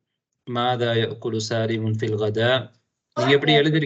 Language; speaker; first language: Arabic; non-native, fluent; Tamil